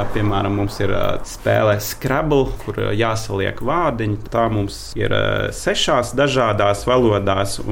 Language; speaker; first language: Latvian; non-native, fluent; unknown